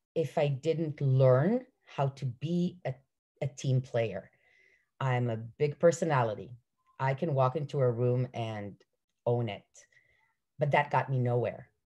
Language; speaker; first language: English; non-native, fluent; Hebrew